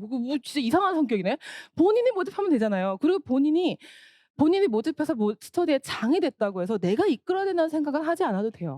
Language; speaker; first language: Korean; native; Korean